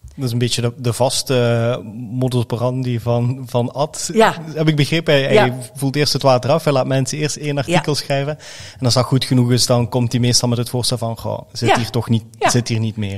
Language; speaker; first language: Dutch; native; Dutch